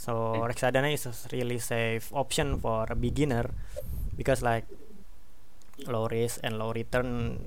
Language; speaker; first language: English; non-native, learner; Indonesian